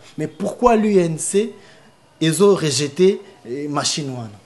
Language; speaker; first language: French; non-native, local second language; Lingala